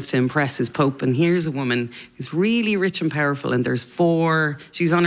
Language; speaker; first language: English; native; English